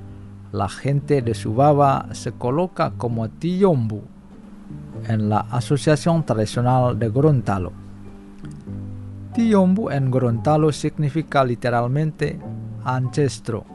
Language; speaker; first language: Spanish; non-native, fluent; Indonesian